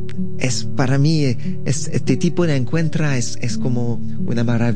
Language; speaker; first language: Spanish; non-native, learner; French